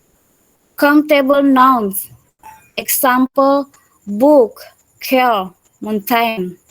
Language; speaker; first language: English; non-native, learner; Indonesian